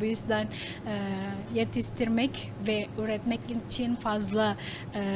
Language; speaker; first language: Turkish; non-native, learner; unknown